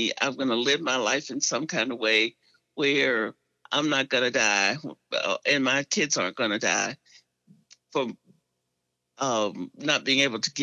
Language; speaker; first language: English; native; English